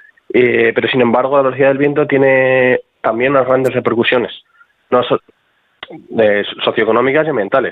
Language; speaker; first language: Spanish; native; Spanish